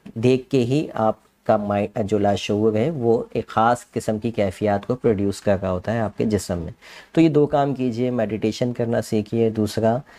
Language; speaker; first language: Urdu; native; Urdu